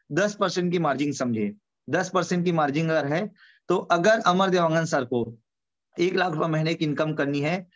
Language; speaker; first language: Hindi; native; Hindi